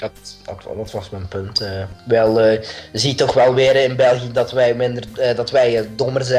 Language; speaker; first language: Dutch; native; Dutch